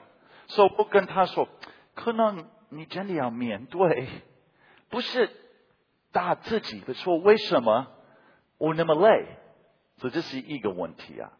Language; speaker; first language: Chinese; non-native, fluent; English